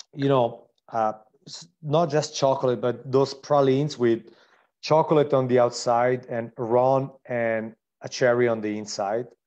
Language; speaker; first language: English; non-native, fluent; Italian